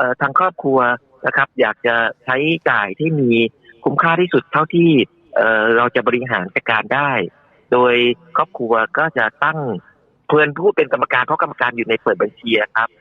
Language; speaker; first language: Thai; native; Thai